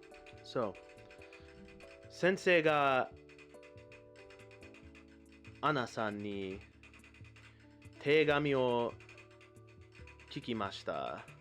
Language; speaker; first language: Japanese; non-native, learner; English